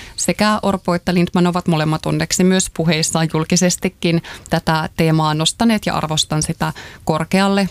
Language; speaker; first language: Finnish; native; Finnish